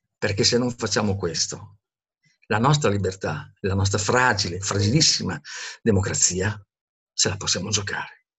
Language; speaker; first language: Italian; native; Italian